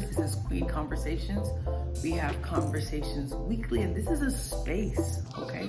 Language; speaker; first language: English; native; English